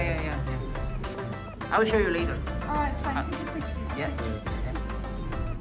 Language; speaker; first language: English; non-native, local second language; Filipino